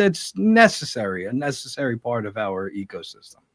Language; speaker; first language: English; native; English